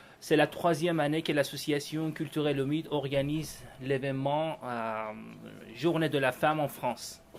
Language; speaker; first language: French; non-native, fluent; Persian